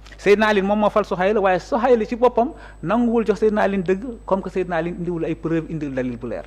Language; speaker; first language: Wolof; native; Wolof